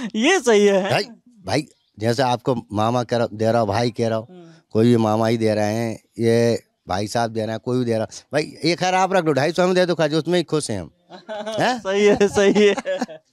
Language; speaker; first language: Hindi; native; Hindi